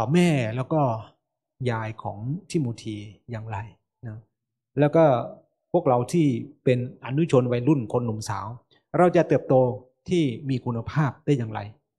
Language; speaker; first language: Thai; native; Thai